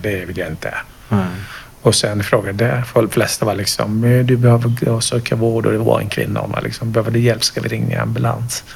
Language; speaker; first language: Swedish; non-native, fluent; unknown